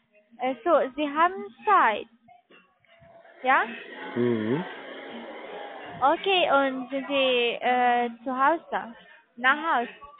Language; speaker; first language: German; non-native, learner; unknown